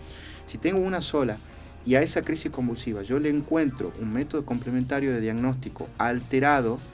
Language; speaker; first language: Spanish; native; Spanish